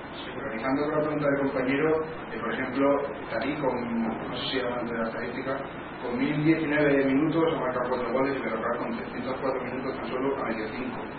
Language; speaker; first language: Spanish; native; Spanish